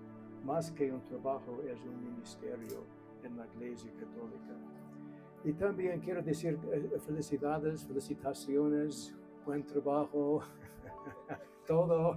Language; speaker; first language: Spanish; non-native, learner; English